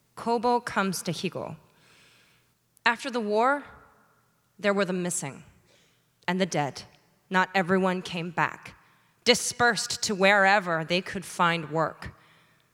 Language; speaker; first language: English; native; English